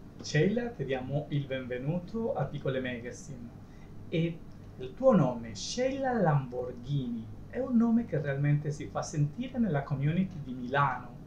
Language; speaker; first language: Italian; non-native, fluent; Spanish